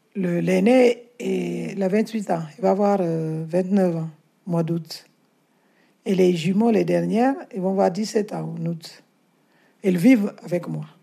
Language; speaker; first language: French; non-native, learner; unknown